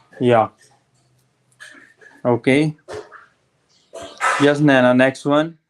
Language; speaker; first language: English; non-native, local second language; Hindi